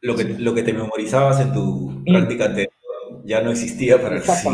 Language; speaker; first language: Spanish; native; Spanish